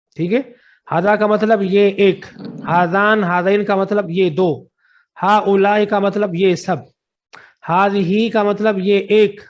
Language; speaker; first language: Urdu; non-native, local second language; Sindhi